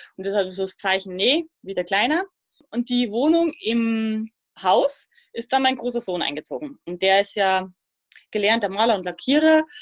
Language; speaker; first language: German; native; German